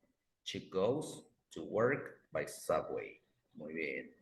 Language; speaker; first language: English; non-native, fluent; Spanish